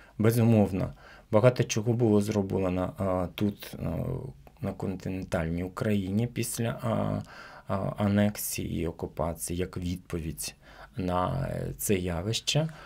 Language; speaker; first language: Ukrainian; non-native, local second language; Crimean Tatar